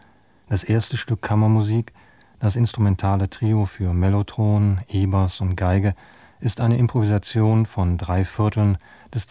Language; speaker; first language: German; native; German